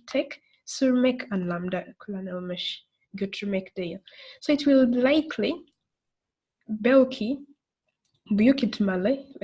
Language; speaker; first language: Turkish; non-native, learner; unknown